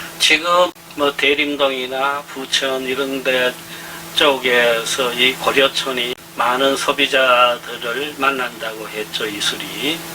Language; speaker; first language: Korean; native; Korean